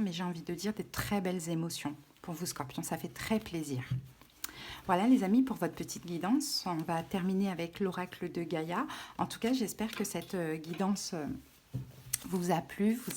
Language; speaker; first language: French; native; French